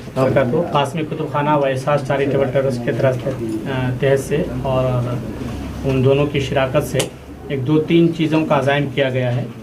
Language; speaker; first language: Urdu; native; Urdu